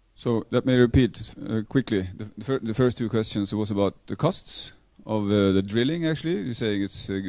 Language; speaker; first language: English; non-native, fluent; Norwegian